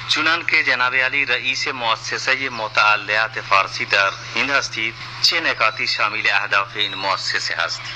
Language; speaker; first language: Persian; non-native, fluent; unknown